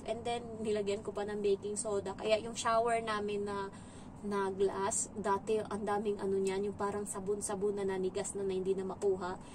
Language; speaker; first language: Filipino; native; Filipino